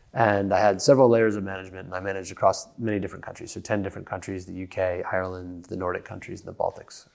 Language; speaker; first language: English; native; English